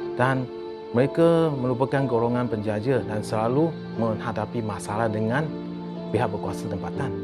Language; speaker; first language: Malay; non-native, local second language; Chinese